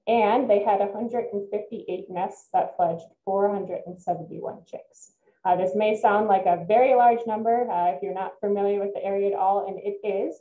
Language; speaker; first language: English; native; English